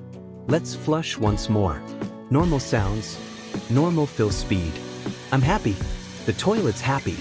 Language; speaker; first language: English; native; English